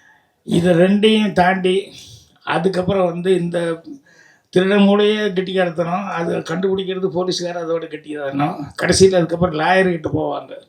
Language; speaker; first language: Tamil; native; Tamil